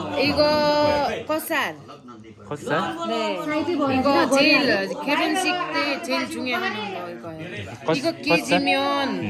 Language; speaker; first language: Korean; non-native, learner; Nepali